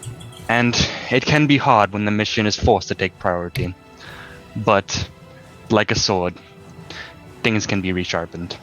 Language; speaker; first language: English; native; English